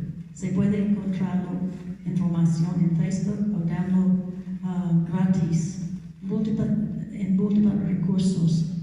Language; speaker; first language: Spanish; non-native, learner; English